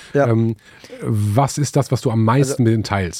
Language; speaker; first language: German; native; German